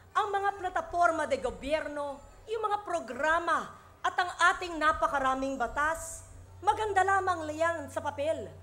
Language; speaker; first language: Filipino; native; Filipino